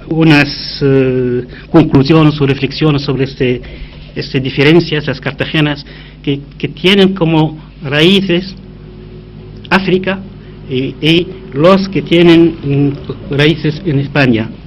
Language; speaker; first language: Spanish; non-native, fluent; Arabic